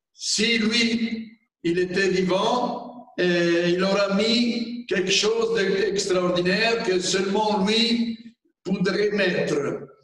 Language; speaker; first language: French; non-native, fluent; Italian